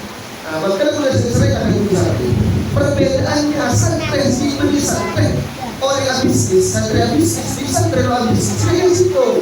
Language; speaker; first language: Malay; non-native, local second language; Javanese